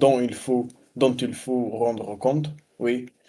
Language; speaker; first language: French; non-native, learner; Russian